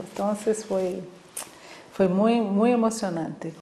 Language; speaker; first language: Spanish; non-native, learner; Portuguese